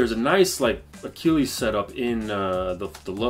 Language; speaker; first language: English; native; English